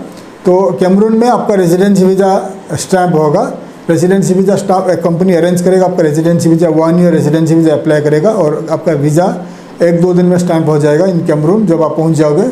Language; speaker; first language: Hindi; non-native, local second language; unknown